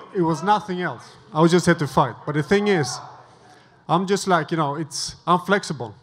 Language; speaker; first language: English; non-native, fluent; Swedish